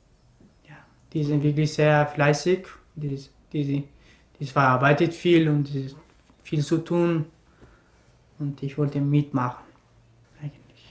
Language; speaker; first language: German; non-native, learner; Persian